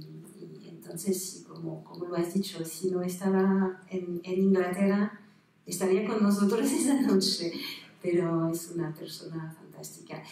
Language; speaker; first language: Spanish; non-native, fluent; French